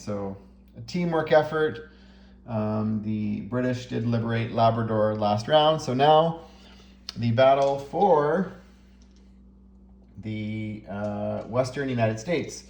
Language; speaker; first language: English; native; English